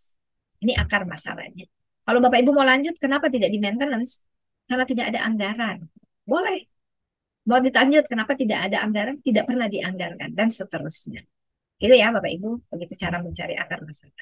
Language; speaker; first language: Indonesian; native; Indonesian